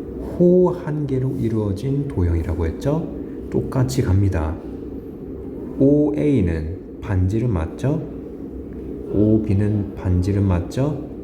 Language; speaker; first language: Korean; native; Korean